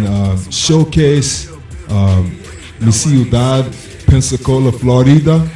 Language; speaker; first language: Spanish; non-native, learner; English